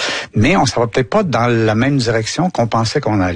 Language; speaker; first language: French; native; French